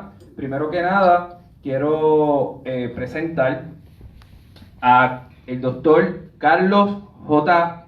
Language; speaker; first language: Spanish; native; Spanish